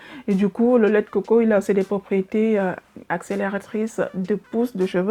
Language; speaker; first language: French; native; French